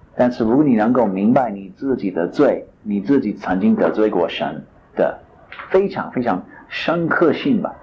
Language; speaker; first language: Chinese; non-native, fluent; English